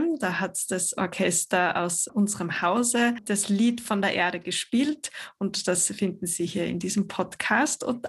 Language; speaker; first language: German; native; German